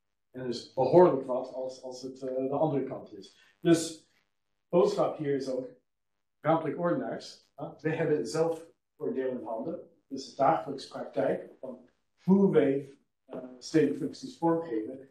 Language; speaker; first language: Dutch; non-native, fluent; English